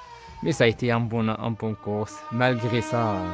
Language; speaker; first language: French; non-native, local second language; Arabic